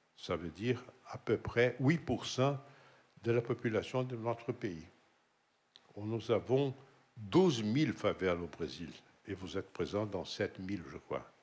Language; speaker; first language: French; non-native, fluent; Portuguese